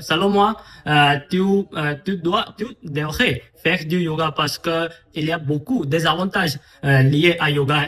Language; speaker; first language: French; non-native, fluent; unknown